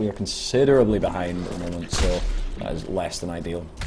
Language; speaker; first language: English; native; English